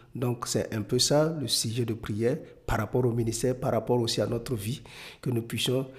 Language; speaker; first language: French; non-native, local second language; Mossi